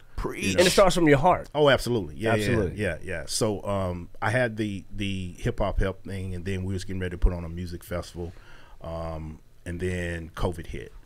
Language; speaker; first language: English; native; English